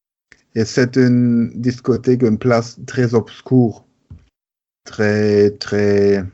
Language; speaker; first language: French; non-native, learner; German